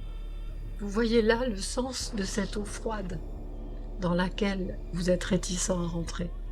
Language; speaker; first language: French; native; French